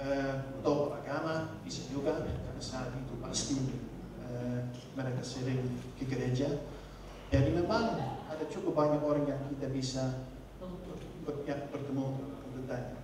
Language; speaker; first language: Indonesian; non-native, fluent; Dutch